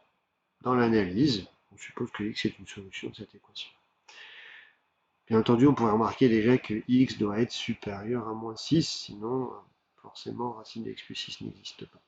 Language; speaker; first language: French; native; French